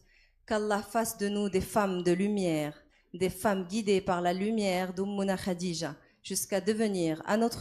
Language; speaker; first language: French; non-native, local second language; Arabic